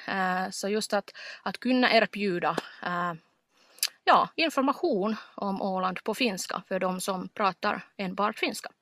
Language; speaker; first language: Swedish; non-native, local second language; Finnish